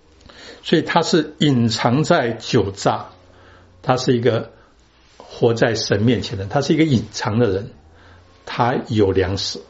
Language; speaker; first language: Chinese; native; Chinese